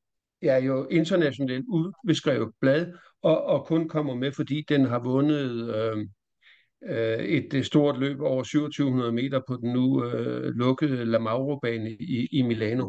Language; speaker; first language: Danish; native; Danish